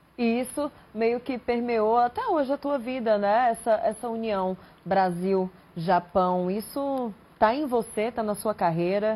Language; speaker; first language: Portuguese; native; Portuguese